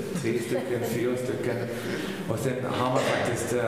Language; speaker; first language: Swedish; non-native, fluent; German